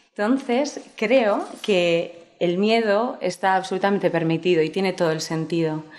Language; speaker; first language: Spanish; native; Spanish